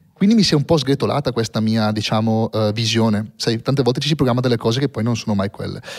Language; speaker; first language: Italian; native; Italian